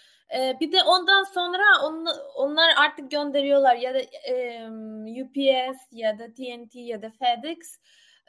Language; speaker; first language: Turkish; non-native, learner; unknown